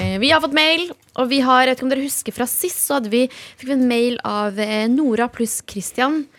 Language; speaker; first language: Norwegian; early bilingual, other home language; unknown